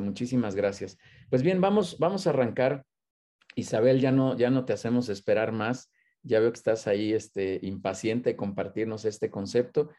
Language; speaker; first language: Spanish; native; Spanish